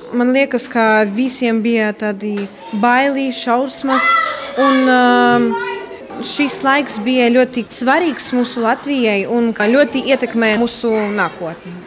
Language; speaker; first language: Latvian; non-native, local second language; Russian